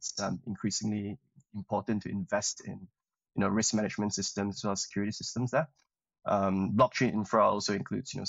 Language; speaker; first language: English; non-native, local second language; Chinese